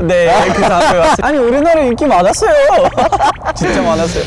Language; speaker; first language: Korean; non-native, fluent; Uzbek